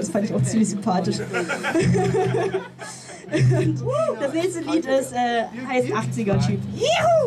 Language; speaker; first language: German; native; German